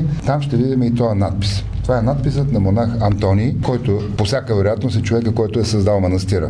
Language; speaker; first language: Bulgarian; native; Bulgarian